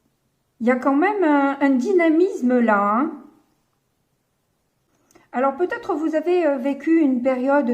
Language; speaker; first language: French; native; French